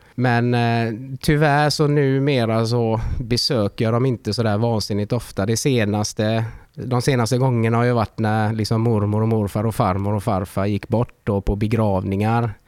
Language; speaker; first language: Swedish; early bilingual, other home language; Finnish